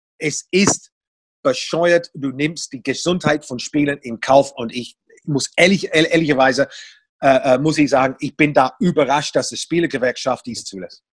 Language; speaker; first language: German; non-native, fluent; English